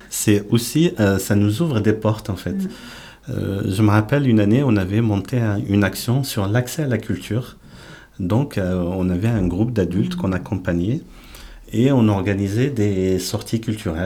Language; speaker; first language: French; native; French